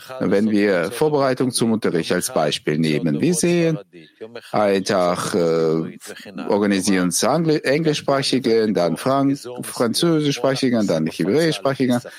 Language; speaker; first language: German; non-native, fluent; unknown